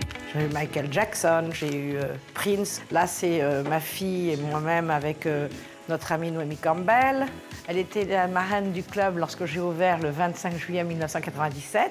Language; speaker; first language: French; native; French